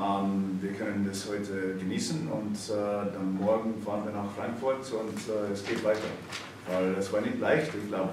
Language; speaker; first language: German; non-native, fluent; English